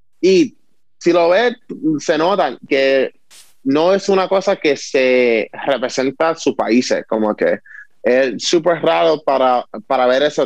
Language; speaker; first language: Spanish; early bilingual, heritage; Spanish